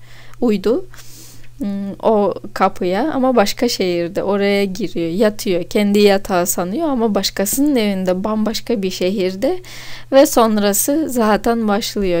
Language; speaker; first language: Turkish; non-native, fluent; Russian